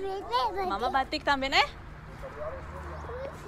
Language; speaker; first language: Spanish; non-native, fluent; Indonesian